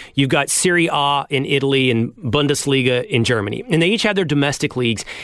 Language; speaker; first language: English; native; English